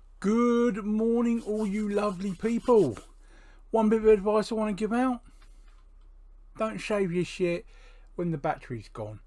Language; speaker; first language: English; native; English